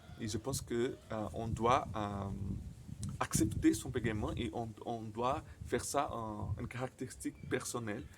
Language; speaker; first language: French; non-native, learner; Portuguese